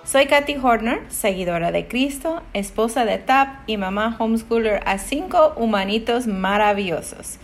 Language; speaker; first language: Spanish; non-native, fluent; English